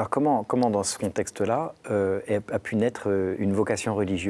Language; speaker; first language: French; native; French